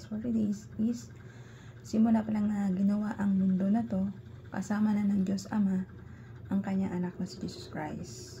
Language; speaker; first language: Filipino; native; Filipino